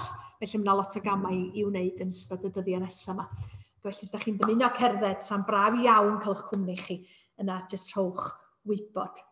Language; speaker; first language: Welsh; native; Welsh